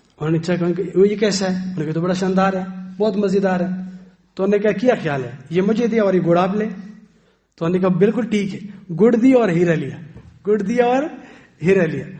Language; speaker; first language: Urdu; non-native, local second language; Pashto